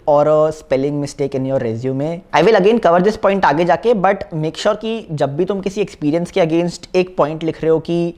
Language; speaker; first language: Hindi; native; Hindi